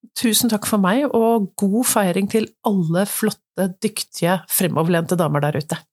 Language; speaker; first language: Norwegian; native; Norwegian